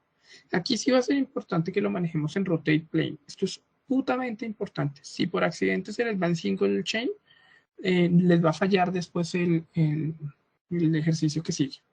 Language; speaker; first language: Spanish; native; Spanish